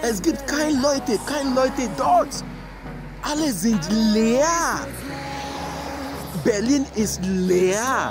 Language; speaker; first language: German; non-native, learner; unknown